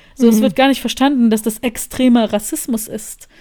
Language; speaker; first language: German; non-native, fluent; Bosnian